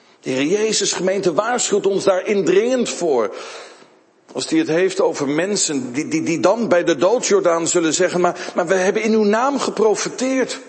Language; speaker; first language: Dutch; native; Dutch